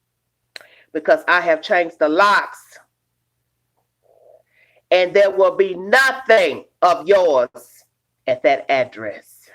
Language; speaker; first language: English; native; English